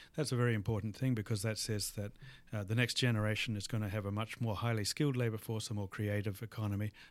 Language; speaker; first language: English; native; English